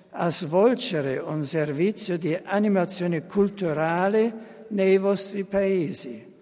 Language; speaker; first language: Italian; non-native, fluent; German